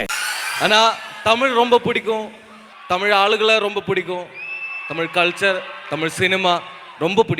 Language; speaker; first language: Tamil; non-native, learner; Malayalam